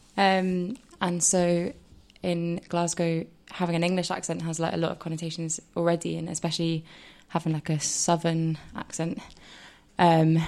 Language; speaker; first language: English; native; English